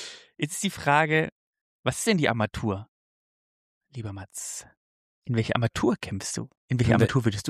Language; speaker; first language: German; native; German